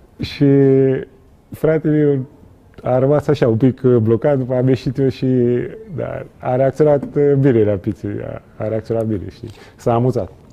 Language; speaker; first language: Romanian; non-native, fluent; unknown